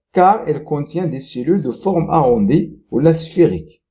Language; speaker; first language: French; non-native, local second language; Arabic